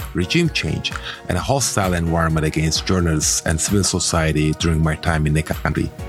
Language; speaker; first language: English; non-native, fluent; Turkish